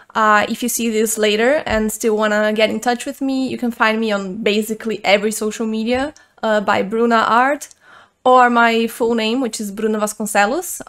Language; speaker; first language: English; non-native, fluent; Portuguese